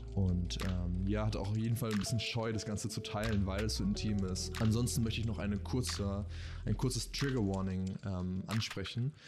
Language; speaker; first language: German; early bilingual, heritage; German